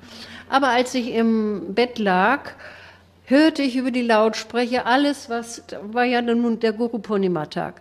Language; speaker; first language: German; native; German